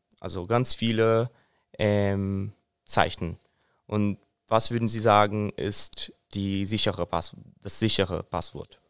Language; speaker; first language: German; non-native, fluent; Portuguese